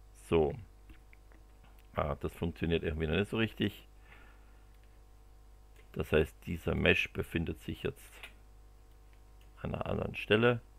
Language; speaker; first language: German; native; German